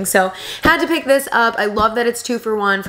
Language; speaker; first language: English; native; English